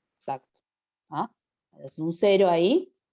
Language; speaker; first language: Spanish; native; Spanish